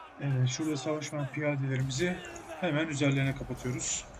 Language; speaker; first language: Turkish; native; Turkish